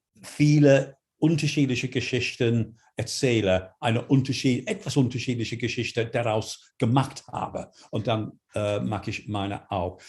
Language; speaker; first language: German; non-native, fluent; English